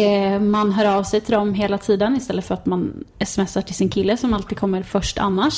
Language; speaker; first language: Swedish; native; Swedish